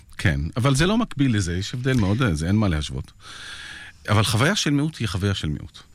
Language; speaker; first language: Hebrew; non-native, local second language; Arabic